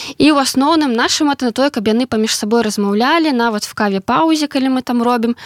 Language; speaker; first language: Belarusian; non-native, local second language; Russian